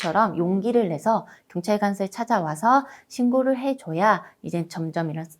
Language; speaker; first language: Korean; native; Korean